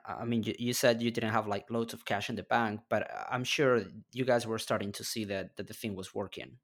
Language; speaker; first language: English; non-native, fluent; Spanish